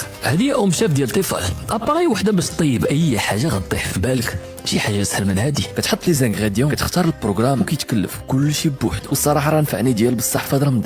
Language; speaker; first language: Arabic; native; Arabic